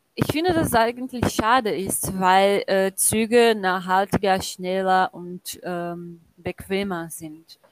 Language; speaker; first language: German; non-native, fluent; Portuguese